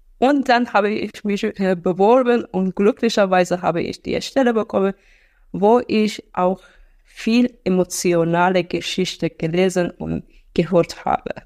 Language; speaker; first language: German; non-native, fluent; Persian